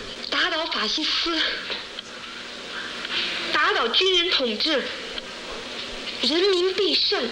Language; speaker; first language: Chinese; native; Chinese